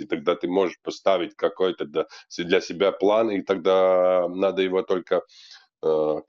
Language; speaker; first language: Russian; non-native, local second language; Latvian